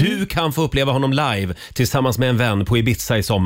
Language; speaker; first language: Swedish; native; Swedish